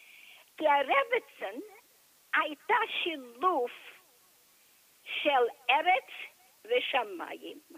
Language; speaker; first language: Hebrew; non-native, fluent; English